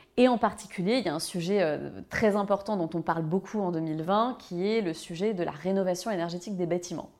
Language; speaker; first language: French; native; French